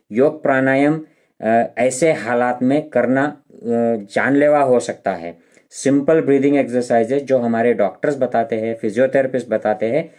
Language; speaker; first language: Hindi; non-native, local second language; Marathi